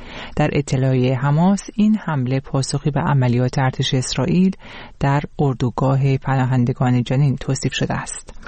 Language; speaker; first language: Persian; native; Persian